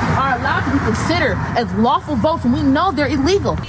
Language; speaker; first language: English; native; English